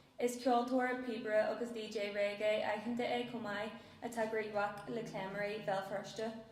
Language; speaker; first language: Irish; non-native, local second language; English